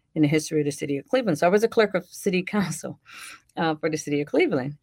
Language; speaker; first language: English; native; English